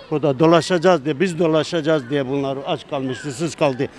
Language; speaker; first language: Turkish; native; Turkish